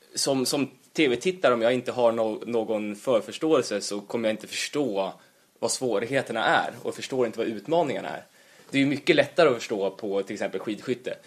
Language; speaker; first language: Swedish; native; Swedish